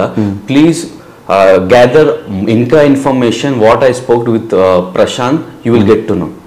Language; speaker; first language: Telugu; non-native, learner; Hindi